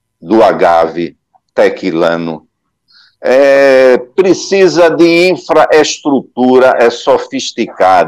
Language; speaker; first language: Portuguese; non-native, learner; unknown